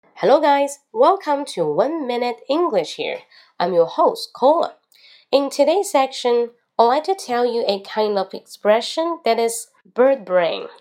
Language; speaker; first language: English; non-native, fluent; Chinese